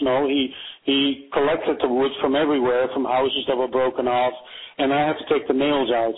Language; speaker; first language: English; non-native, fluent; Dutch